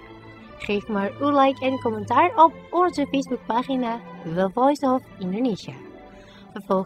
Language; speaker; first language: Dutch; non-native, fluent; Indonesian